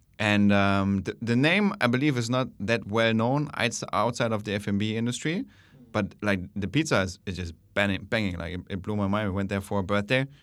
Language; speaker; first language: English; non-native, fluent; German